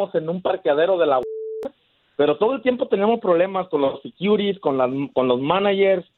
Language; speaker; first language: Spanish; native; Spanish